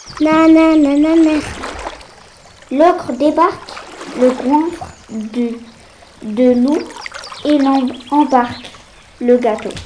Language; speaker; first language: French; native; French